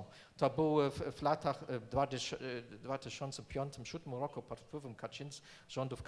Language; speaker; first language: Polish; non-native, fluent; German